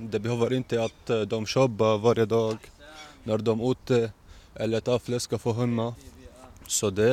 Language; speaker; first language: Swedish; non-native, learner; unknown